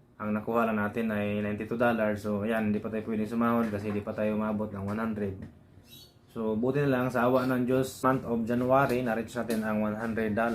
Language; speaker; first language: Filipino; non-native, local second language; Cebuano